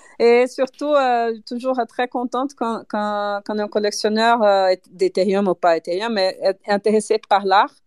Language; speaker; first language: French; non-native, fluent; Portuguese